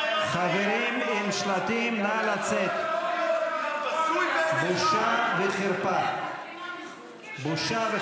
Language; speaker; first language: Hebrew; native; Hebrew